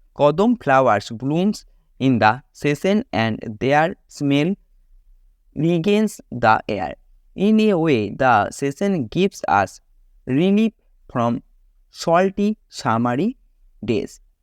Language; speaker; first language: English; non-native, local second language; Bangla